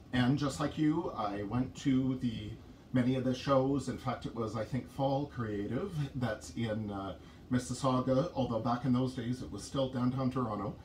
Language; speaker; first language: English; native; English